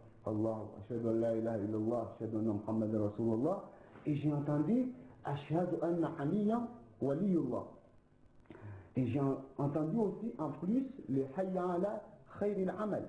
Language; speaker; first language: French; non-native, local second language; Ngazidja Comorian